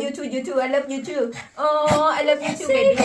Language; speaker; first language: English; non-native, learner; Thai